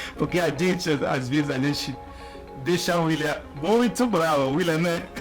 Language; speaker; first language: Portuguese; non-native, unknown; Igbo